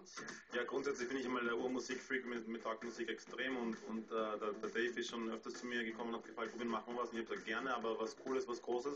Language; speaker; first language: German; native; German